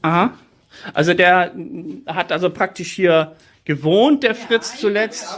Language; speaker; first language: German; native; German